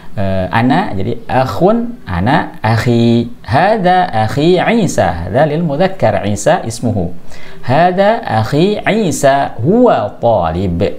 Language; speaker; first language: Arabic; non-native, fluent; Indonesian